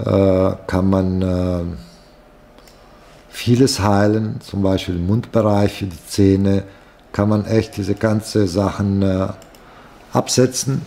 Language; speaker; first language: German; non-native, fluent; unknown